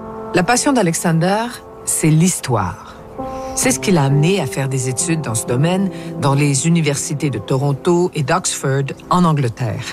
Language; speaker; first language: French; native; French